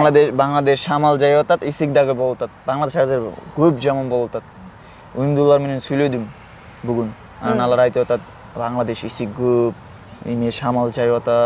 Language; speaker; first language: Kyrgyz; non-native, learner; Bangla